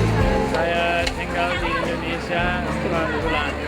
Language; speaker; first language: Indonesian; non-native, learner; Japanese